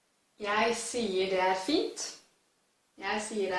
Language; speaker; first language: Norwegian; non-native, learner; English